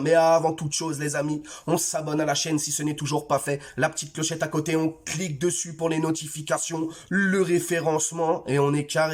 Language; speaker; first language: French; native; French